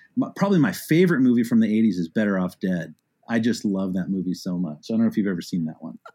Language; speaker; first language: English; native; English